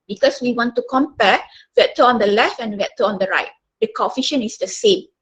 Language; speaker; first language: English; non-native, local second language; Malay